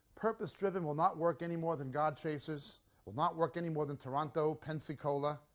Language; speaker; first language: English; native; English